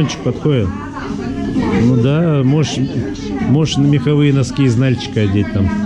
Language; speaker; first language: Russian; native; Russian